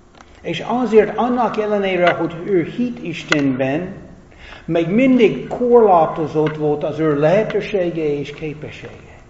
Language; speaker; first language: Hungarian; non-native, fluent; English